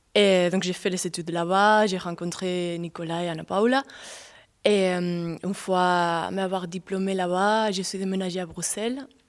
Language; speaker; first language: French; non-native, fluent; Spanish